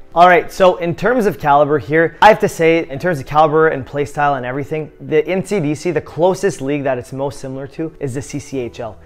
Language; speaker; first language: English; native; English